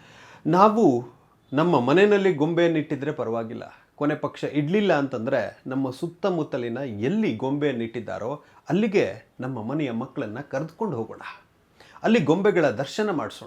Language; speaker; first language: Kannada; native; Kannada